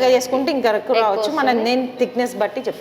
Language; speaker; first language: Telugu; native; Telugu